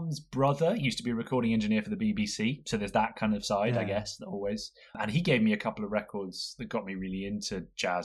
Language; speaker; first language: English; native; English